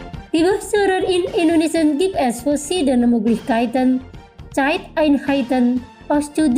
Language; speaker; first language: German; non-native, fluent; Indonesian